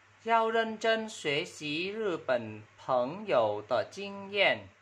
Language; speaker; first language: Chinese; non-native, fluent; Vietnamese